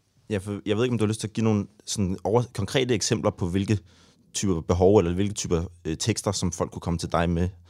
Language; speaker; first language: Danish; native; Danish